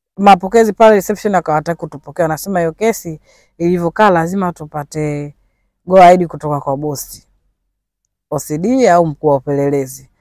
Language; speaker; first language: Swahili; native; Swahili